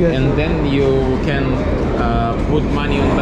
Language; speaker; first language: English; non-native, learner; Russian